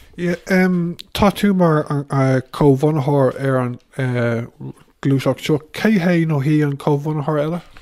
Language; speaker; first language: Irish; non-native, local second language; English